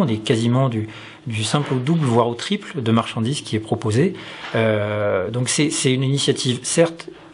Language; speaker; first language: French; native; French